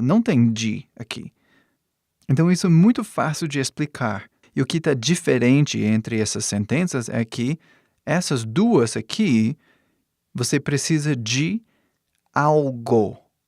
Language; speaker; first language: Portuguese; non-native, fluent; English